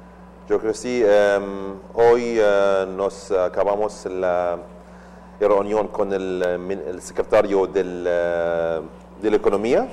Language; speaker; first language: Spanish; non-native, learner; Arabic